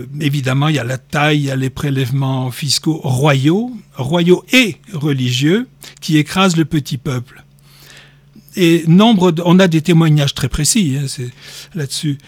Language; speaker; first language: French; native; French